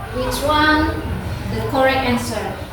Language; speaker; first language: English; non-native, local second language; Indonesian